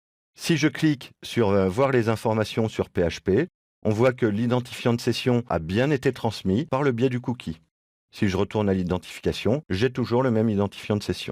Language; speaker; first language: French; native; French